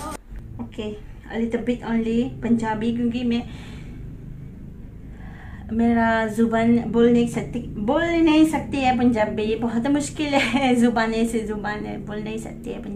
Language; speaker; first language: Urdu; non-native, learner; Malay